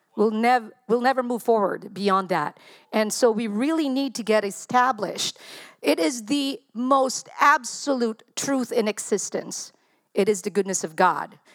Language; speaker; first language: English; non-native, local second language; Filipino